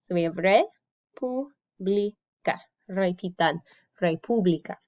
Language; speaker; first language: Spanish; non-native, fluent; English